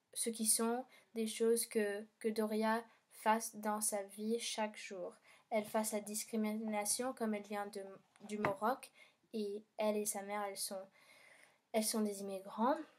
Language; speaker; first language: French; non-native, learner; English